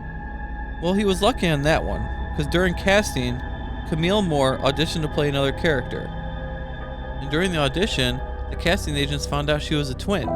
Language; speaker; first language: English; native; English